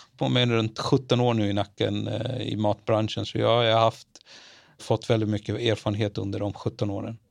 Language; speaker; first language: Swedish; early bilingual, other home language; Arabic